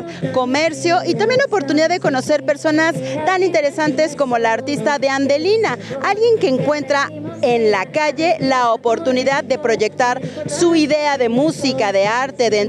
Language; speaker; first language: Spanish; native; Spanish